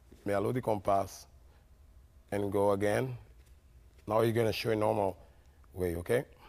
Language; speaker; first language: English; non-native, fluent; Portuguese